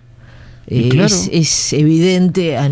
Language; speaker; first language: Spanish; native; Spanish